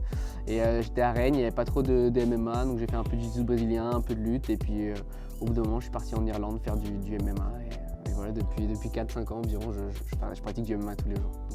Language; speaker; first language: French; native; French